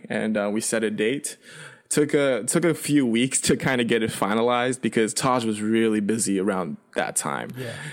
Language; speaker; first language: English; early bilingual, other home language; Chinese